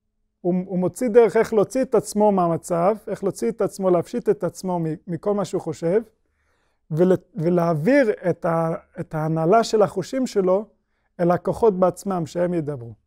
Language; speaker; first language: Hebrew; non-native, fluent; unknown